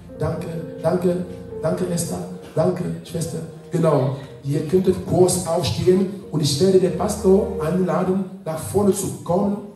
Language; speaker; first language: German; non-native, fluent; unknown